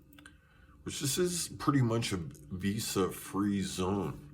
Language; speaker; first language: English; native; English